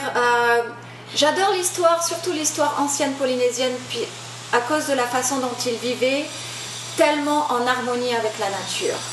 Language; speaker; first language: French; native; French